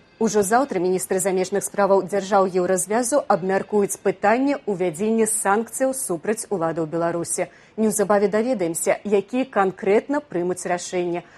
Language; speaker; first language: Belarusian; native; Belarusian